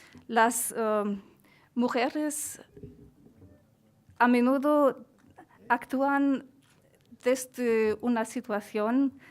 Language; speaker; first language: Spanish; non-native, fluent; German